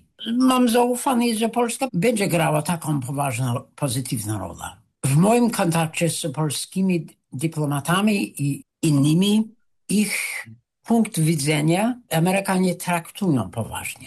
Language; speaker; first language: Polish; non-native, fluent; English